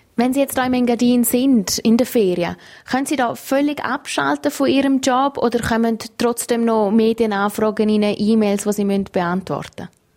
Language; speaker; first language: German; native; German